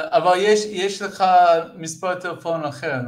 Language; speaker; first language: Hebrew; non-native, fluent; English